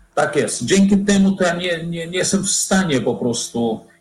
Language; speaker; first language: Polish; non-native, fluent; Portuguese